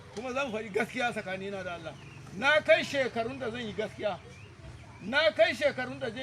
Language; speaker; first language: Hausa; non-native, local second language; Fula